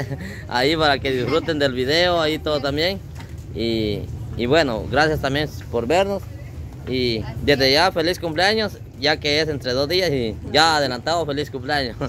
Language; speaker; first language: Spanish; native; Spanish